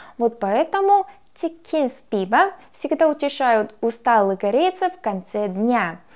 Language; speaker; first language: Russian; non-native, fluent; Korean